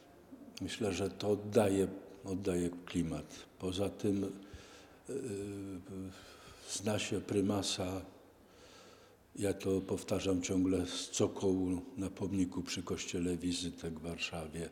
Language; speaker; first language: Polish; native; Polish